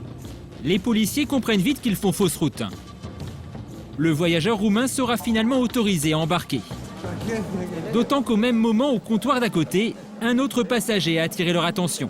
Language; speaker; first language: French; native; French